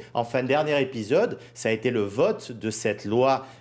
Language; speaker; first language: French; native; French